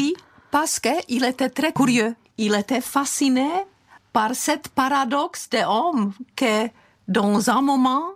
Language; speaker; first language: French; non-native, fluent; Czech